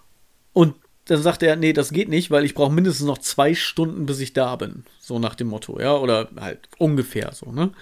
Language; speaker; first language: German; native; German